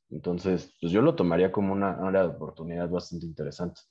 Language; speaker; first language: Spanish; native; Spanish